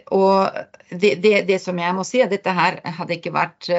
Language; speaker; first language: Norwegian; non-native, fluent; Bulgarian